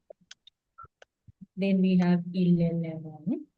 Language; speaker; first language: French; non-native, fluent; English